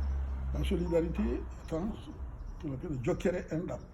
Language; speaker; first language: French; non-native, local second language; Fula